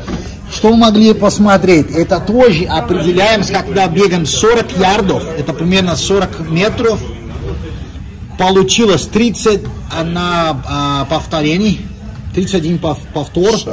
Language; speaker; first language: Russian; non-native, fluent; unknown